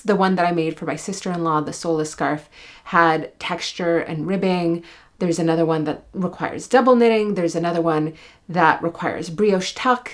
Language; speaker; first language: English; native; English